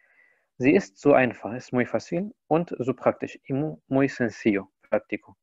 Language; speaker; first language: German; non-native, fluent; Spanish